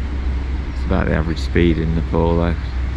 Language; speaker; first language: English; native; English